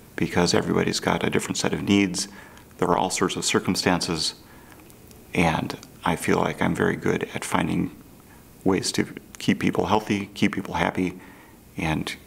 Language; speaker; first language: English; native; English